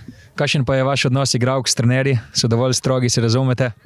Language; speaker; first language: Slovenian; native; Slovenian